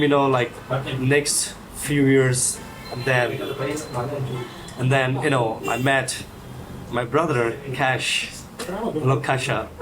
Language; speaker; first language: English; non-native, fluent; Hindi